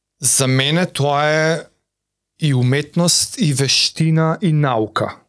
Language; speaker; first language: Macedonian; native; Macedonian